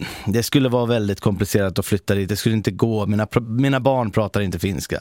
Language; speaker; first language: Swedish; native; Swedish